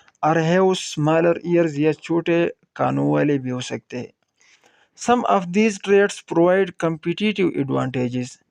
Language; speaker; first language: Urdu; non-native, local second language; Pashto